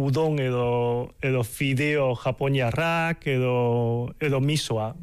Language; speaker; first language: Basque; non-native, local second language; Spanish